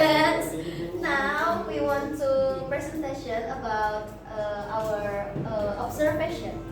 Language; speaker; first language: English; non-native, learner; Indonesian